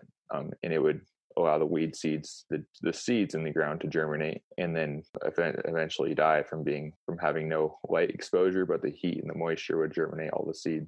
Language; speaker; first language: English; native; English